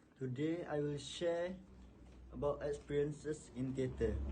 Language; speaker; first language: English; non-native, local second language; Malay